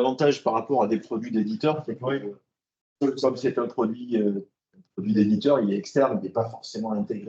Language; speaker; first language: French; native; French